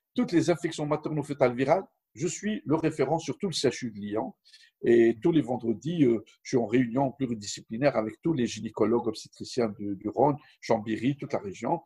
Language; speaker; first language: French; non-native, local second language; Arabic